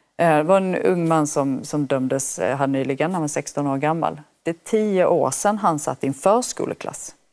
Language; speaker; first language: Swedish; native; Swedish